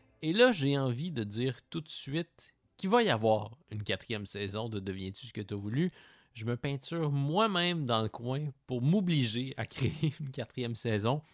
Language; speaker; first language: French; native; French